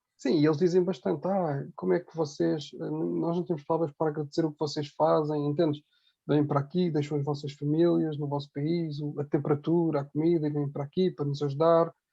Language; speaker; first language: Portuguese; native; Portuguese